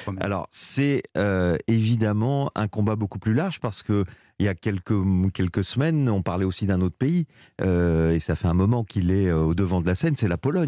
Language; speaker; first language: French; native; French